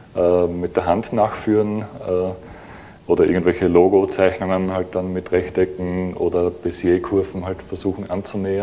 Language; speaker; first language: German; native; German